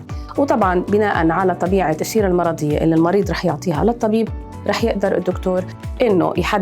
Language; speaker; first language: Arabic; native; Arabic